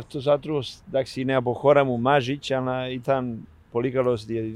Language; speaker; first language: Greek; non-native, learner; Serbian